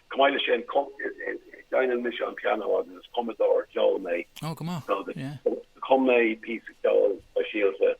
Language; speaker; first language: Irish; non-native, local second language; English